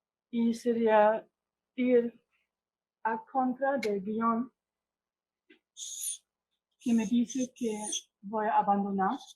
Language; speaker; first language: Spanish; non-native, fluent; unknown